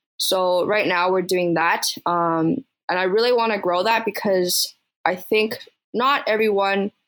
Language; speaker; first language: English; early bilingual, other home language; Chinese